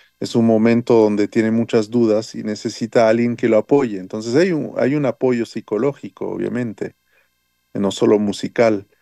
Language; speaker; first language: Spanish; early bilingual, heritage; French